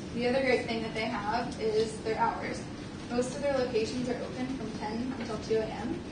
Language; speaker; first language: English; native; English